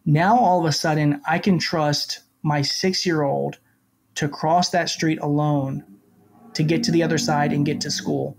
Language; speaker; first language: English; native; English